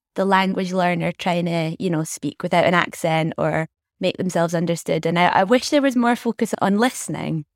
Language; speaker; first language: English; native; English